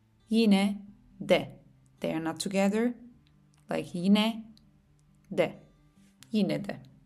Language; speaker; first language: English; non-native, fluent; Turkish